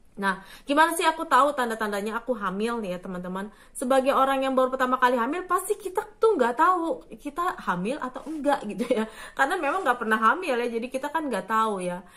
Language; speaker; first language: Indonesian; native; Indonesian